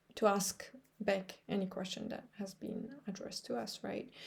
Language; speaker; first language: English; non-native, fluent; Georgian